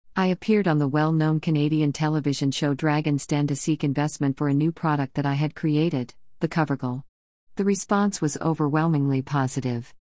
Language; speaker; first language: English; native; English